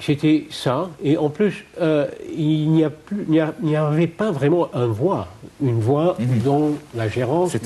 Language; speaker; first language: French; non-native, fluent; Arabic